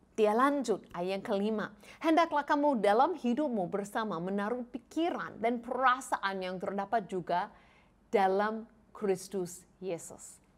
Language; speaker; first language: Indonesian; non-native, fluent; English